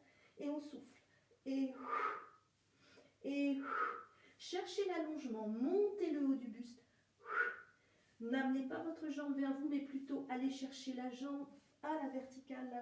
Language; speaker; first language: French; native; French